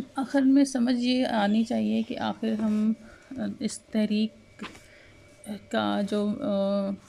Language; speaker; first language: Urdu; non-native, local second language; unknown